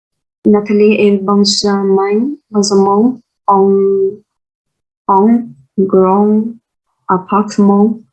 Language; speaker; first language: French; non-native, learner; Vietnamese